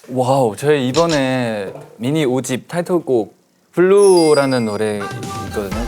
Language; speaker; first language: Korean; non-native, fluent; Chinese